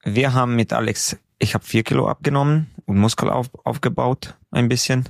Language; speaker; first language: German; non-native, fluent; Hungarian